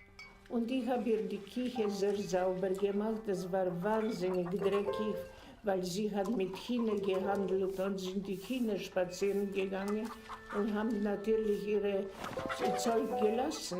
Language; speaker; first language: German; non-native, fluent; Polish